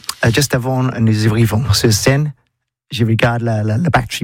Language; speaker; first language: French; non-native, learner; English